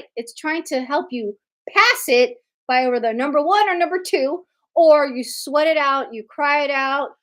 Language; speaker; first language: English; native; English